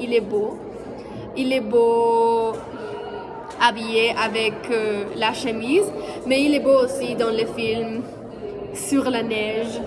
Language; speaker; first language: French; non-native, fluent; Spanish